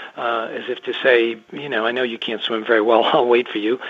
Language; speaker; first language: English; native; English